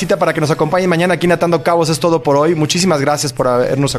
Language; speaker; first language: Spanish; native; Spanish